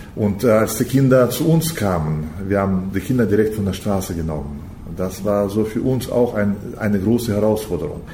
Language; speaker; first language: German; early bilingual, heritage; German